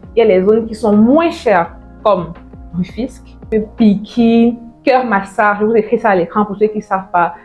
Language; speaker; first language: French; native; French